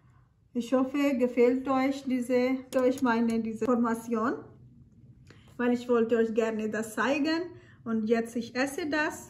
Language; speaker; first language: German; non-native, learner; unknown